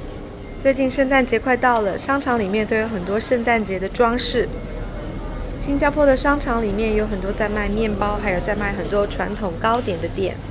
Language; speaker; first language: Chinese; native; Chinese